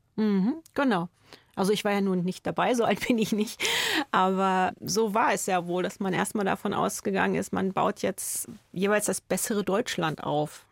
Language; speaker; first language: German; native; German